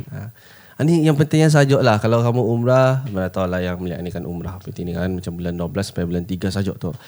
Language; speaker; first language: Malay; native; Malay